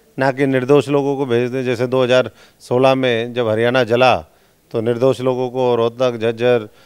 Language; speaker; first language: Hindi; native; Hindi